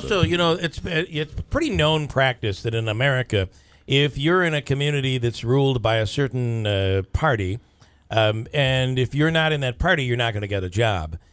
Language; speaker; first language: English; native; English